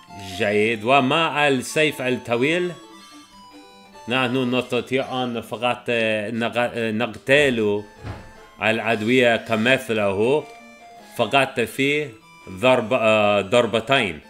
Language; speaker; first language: Arabic; non-native, learner; English